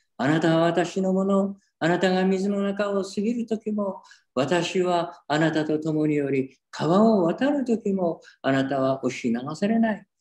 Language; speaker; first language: Japanese; native; Japanese